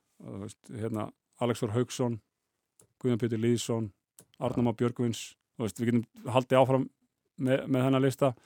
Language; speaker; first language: Icelandic; native; Icelandic